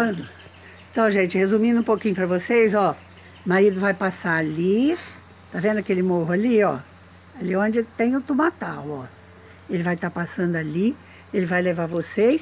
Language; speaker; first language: Portuguese; native; Portuguese